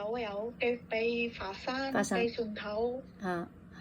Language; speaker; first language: Cantonese; non-native, learner; Indonesian